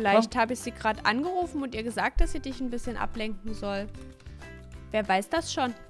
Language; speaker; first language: German; native; German